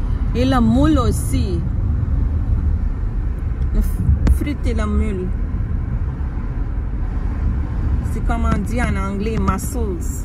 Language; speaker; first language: French; non-native, learner; English